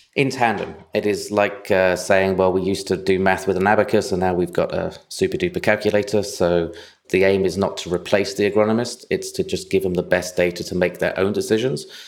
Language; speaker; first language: English; native; English